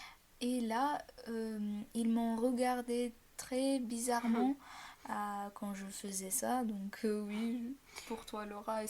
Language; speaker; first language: French; non-native, fluent; Bulgarian